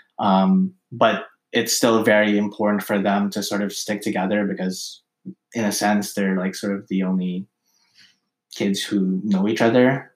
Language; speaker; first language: English; early bilingual, other home language; Filipino